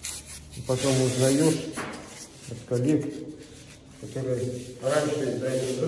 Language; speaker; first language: Russian; native; Russian